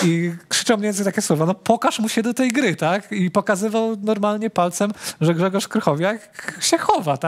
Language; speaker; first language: Polish; native; Polish